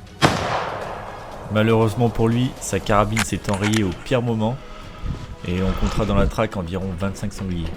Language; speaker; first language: French; native; French